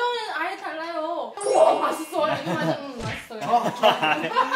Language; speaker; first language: Korean; non-native, learner; Chinese